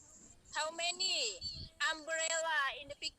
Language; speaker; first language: English; non-native, learner; Indonesian